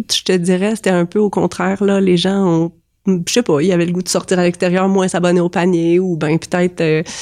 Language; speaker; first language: French; native; French